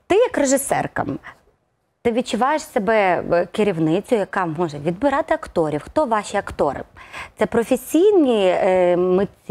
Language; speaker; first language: Ukrainian; native; Ukrainian